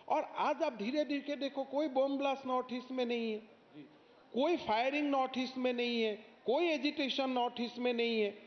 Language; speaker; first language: Hindi; non-native, local second language; Assamese